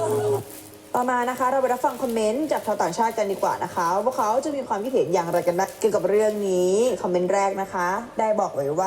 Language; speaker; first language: Thai; native; Thai